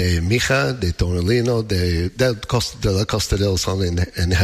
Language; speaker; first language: Spanish; non-native, learner; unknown